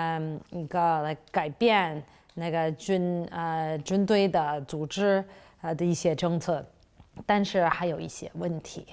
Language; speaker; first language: Chinese; non-native, fluent; English